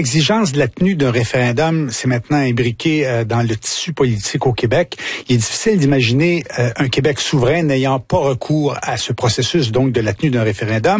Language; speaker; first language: French; native; French